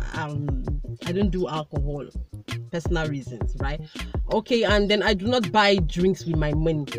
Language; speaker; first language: English; non-native, local second language; Igbo